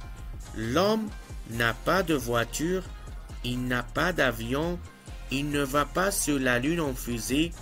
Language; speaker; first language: French; non-native, fluent; Arabic